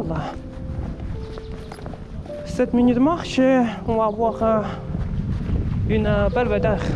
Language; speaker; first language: French; non-native, fluent; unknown